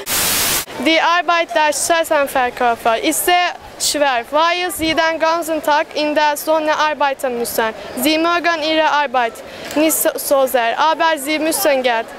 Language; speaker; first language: German; non-native, learner; Turkish